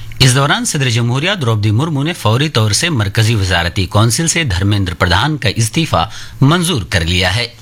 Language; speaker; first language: Urdu; native; Urdu